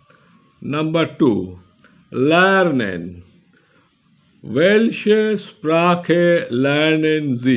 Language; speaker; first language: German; non-native, learner; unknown